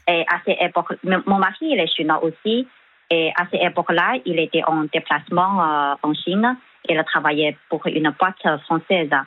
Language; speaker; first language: French; non-native, fluent; Chinese